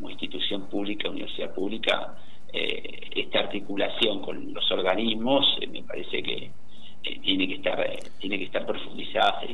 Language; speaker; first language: Spanish; native; Spanish